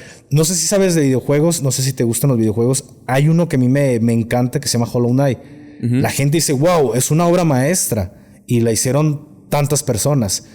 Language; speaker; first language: Spanish; native; Spanish